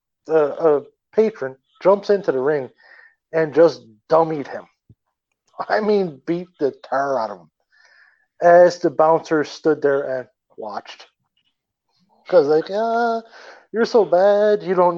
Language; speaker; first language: English; native; English